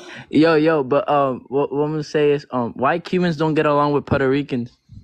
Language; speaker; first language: English; non-native, local second language; Spanish